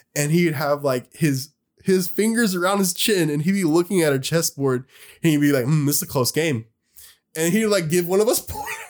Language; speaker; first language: English; native; English